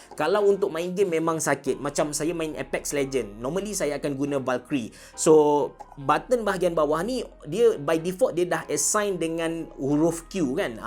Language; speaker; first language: Malay; native; Malay